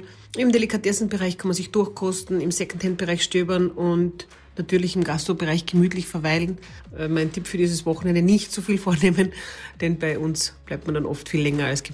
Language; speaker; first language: German; native; German